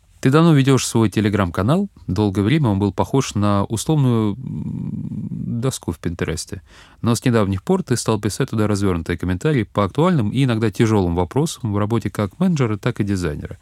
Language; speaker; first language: Russian; native; Russian